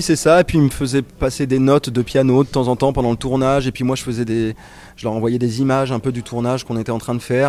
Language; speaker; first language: French; native; French